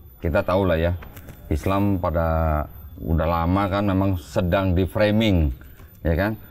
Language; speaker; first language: Indonesian; native; Indonesian